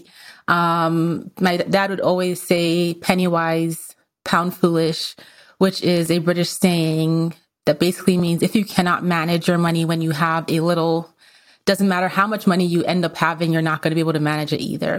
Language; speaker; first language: English; non-native, local second language; Yoruba